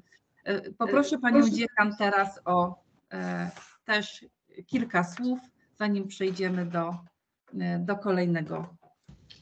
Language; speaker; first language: Polish; native; Polish